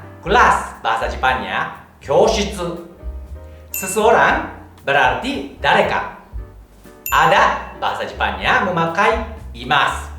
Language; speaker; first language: Indonesian; non-native, fluent; Japanese